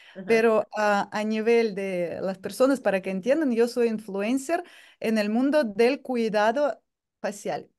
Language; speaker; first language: Spanish; non-native, fluent; Russian